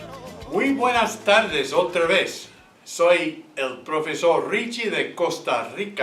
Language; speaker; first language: Spanish; non-native, fluent; English